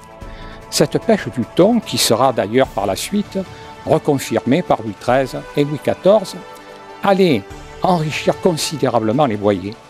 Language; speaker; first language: French; native; French